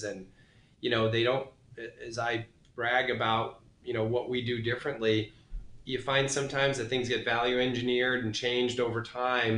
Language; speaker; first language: English; native; English